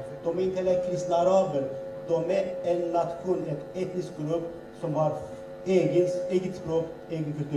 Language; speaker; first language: Swedish; early bilingual, other home language; Assyrian Neo-Aramaic